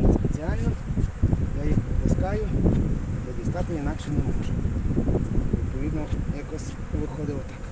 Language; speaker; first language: Ukrainian; native; Ukrainian